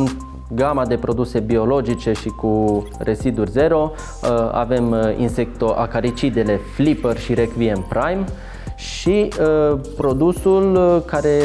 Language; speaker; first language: Romanian; native; Romanian